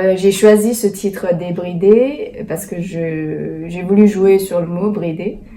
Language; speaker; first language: French; non-native, fluent; Chinese